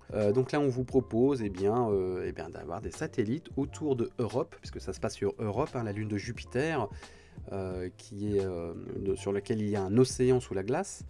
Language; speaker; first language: French; native; French